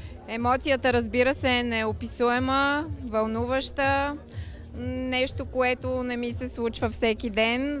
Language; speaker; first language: Bulgarian; native; Bulgarian